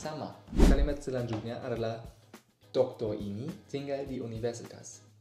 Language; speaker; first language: Indonesian; non-native, learner; German